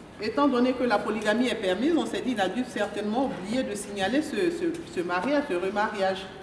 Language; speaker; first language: French; non-native, local second language; Mandingo